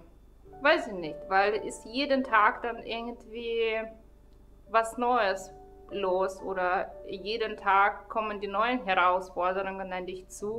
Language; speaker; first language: German; non-native, fluent; Russian